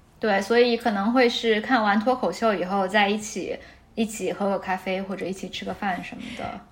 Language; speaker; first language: Chinese; native; Chinese